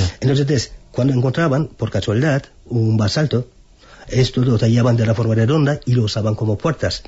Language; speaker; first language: Spanish; non-native, fluent; Turkish